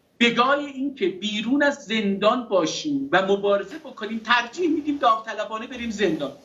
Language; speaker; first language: Persian; non-native, local second language; Azerbaijani